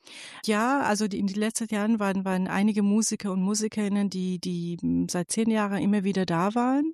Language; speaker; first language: German; non-native, fluent; Persian